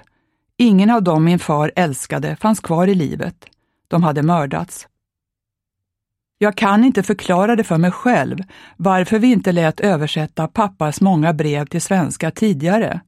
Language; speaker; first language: Swedish; early bilingual, other home language; Hungarian